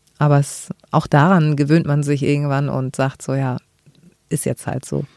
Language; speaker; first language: German; early bilingual, other home language; Greek